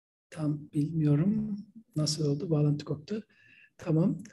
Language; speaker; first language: Turkish; native; Turkish